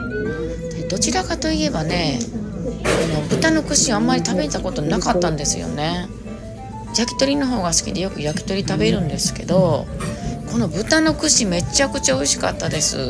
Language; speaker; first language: Japanese; native; Japanese